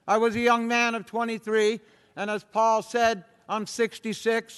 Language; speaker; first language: English; native; English